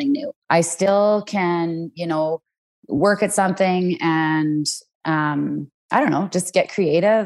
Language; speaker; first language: English; native; English